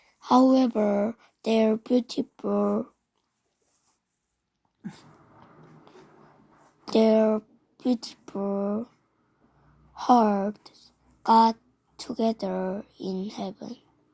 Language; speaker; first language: English; non-native, learner; Korean